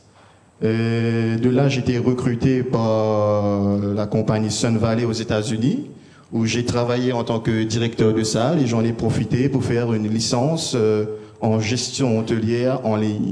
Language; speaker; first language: French; native; French